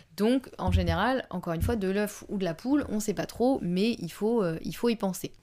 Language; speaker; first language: French; native; French